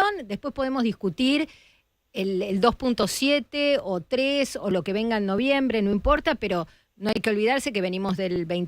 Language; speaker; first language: Spanish; native; Spanish